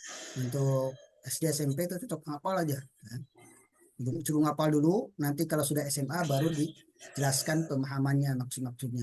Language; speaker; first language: Indonesian; native; Indonesian